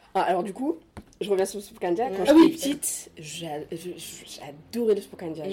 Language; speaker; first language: French; native; French